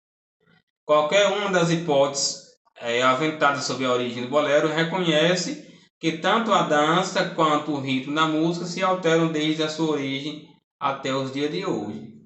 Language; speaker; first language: Portuguese; native; Portuguese